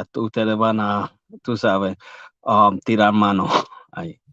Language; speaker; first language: Spanish; early bilingual, heritage; English